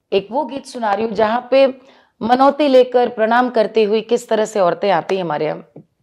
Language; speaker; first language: Hindi; native; Hindi